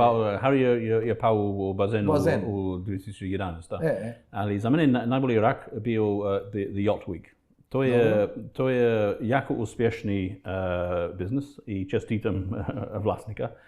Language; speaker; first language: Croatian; non-native, fluent; English